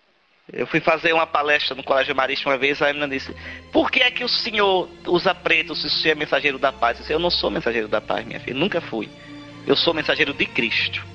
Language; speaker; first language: Portuguese; native; Portuguese